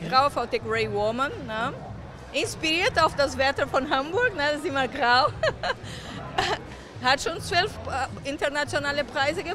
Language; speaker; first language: German; non-native, fluent; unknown